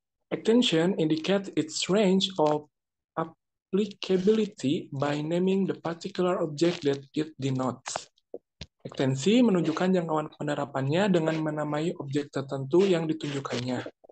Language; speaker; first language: English; non-native, learner; Indonesian